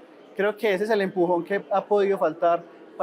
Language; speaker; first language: Spanish; native; Spanish